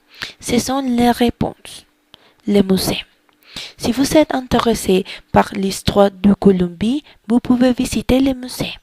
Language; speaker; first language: French; non-native, learner; Spanish